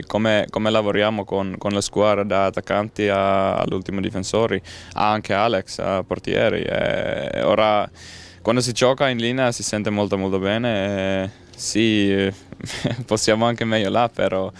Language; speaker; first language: Italian; non-native, fluent; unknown